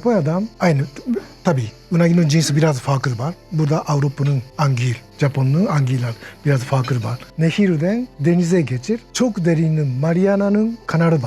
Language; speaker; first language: Turkish; non-native, learner; Japanese